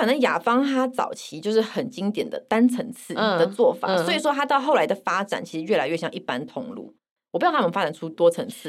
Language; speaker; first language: Chinese; native; Chinese